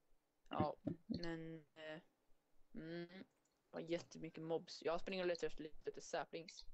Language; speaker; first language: Swedish; native; Swedish